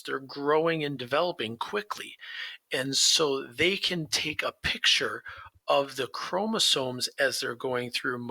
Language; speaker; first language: English; native; English